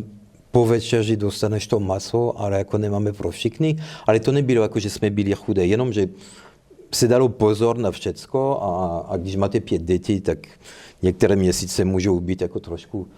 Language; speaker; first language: Czech; non-native, fluent; French